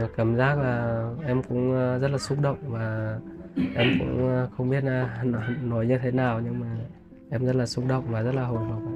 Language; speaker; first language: Vietnamese; non-native, local second language; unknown